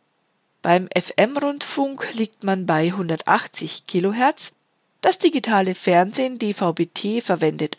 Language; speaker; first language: German; native; German